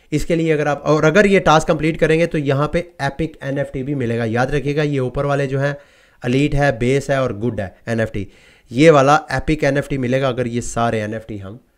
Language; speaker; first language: Urdu; native; Urdu